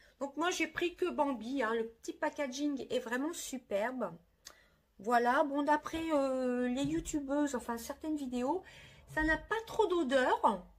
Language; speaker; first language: French; native; French